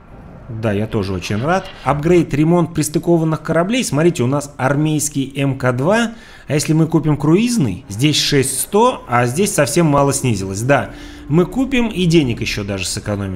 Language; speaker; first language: Russian; native; Russian